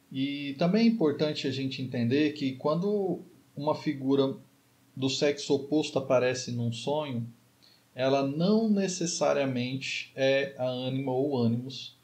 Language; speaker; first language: Portuguese; native; Portuguese